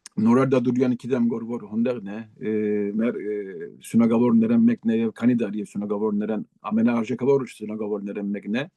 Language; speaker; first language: Armenian; native; Armenian